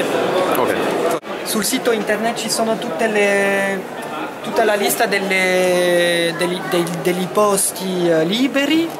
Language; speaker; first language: Italian; non-native, fluent; French